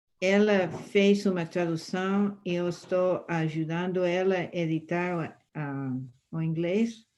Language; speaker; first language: Portuguese; non-native, fluent; English